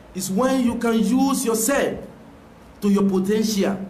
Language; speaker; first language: English; non-native, local second language; Yoruba